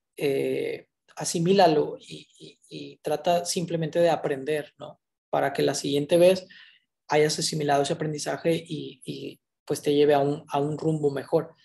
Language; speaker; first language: Spanish; native; Spanish